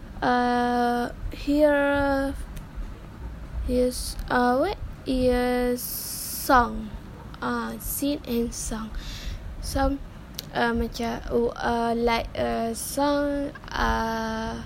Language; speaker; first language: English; non-native, learner; Malay